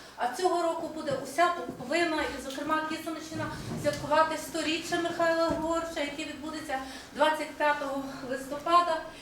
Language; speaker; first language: Ukrainian; native; Ukrainian